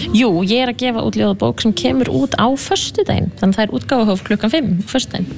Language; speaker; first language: Icelandic; native; Icelandic